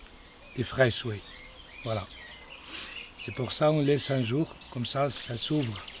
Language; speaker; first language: French; non-native, learner; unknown